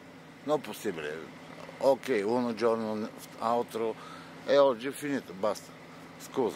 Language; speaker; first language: Italian; non-native, learner; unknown